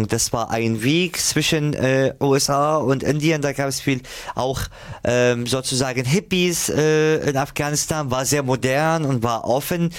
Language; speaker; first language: German; non-native, fluent; Arabic